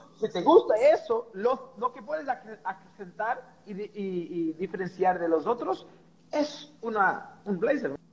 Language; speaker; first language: Spanish; non-native, fluent; Portuguese